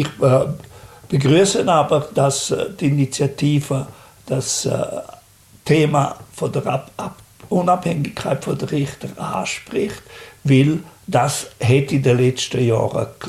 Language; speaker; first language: German; native; German